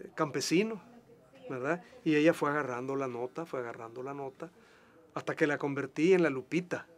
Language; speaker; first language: Spanish; native; Spanish